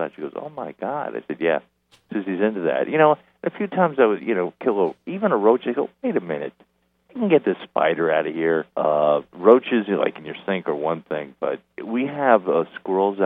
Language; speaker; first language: English; native; English